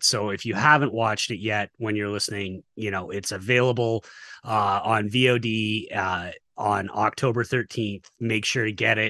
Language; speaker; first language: English; native; English